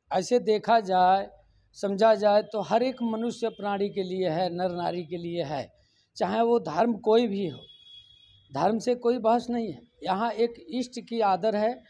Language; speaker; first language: Hindi; native; Hindi